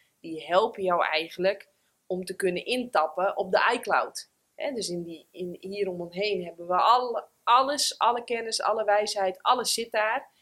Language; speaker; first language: Dutch; native; Dutch